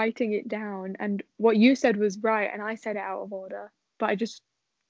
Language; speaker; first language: English; native; English